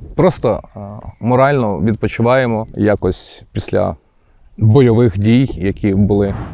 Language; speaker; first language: Ukrainian; native; Ukrainian